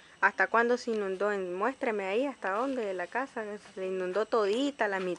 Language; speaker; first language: Spanish; native; Spanish